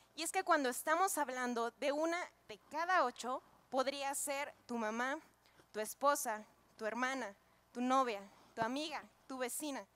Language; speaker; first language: Spanish; native; Spanish